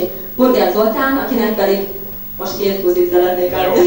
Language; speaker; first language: Hungarian; native; Hungarian